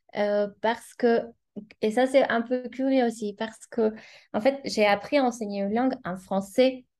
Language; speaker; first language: French; non-native, fluent; Spanish